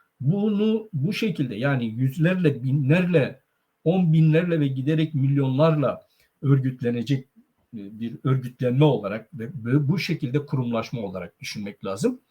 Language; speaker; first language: Turkish; non-native, local second language; Zaza